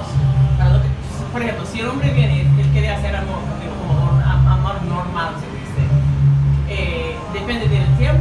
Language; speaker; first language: Spanish; non-native, learner; English